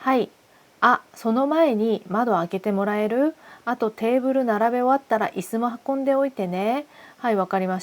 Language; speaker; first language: Japanese; non-native, fluent; Korean